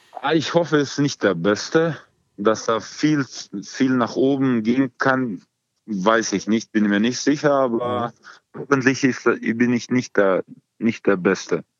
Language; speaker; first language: German; non-native, learner; Croatian